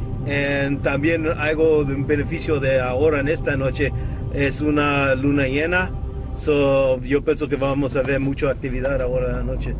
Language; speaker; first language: Spanish; early bilingual, heritage; Spanish